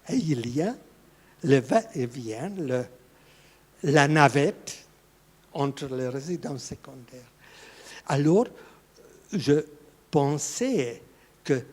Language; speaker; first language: French; non-native, fluent; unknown